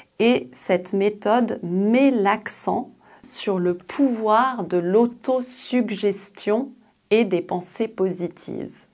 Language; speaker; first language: French; native; French